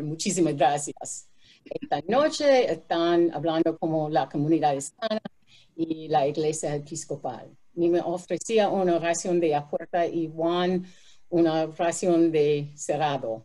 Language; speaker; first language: Spanish; non-native, fluent; English